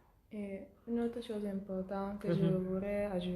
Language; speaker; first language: French; non-native, learner; Italian